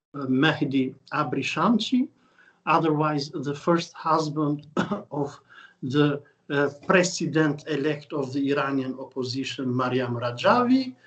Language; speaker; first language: English; non-native, fluent; Albanian